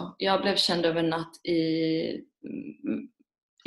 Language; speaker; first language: Swedish; early bilingual, other home language; Persian